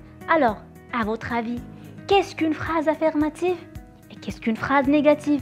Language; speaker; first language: French; non-native, local second language; Arabic